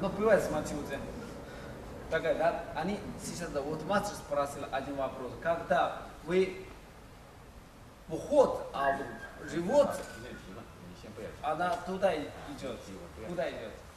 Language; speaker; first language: Russian; non-native, learner; Chinese